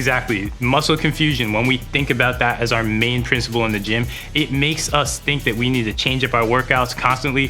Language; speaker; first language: English; native; English